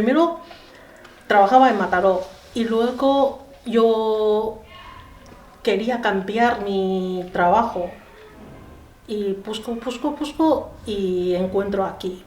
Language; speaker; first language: Spanish; non-native, learner; Chinese